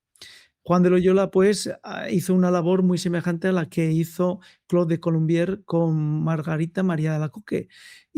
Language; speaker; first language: Spanish; native; Spanish